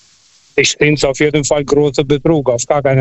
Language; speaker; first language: German; non-native, fluent; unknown